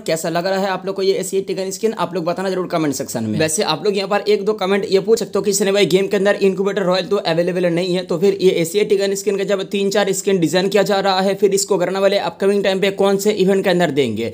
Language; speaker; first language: Hindi; non-native, local second language; Bangla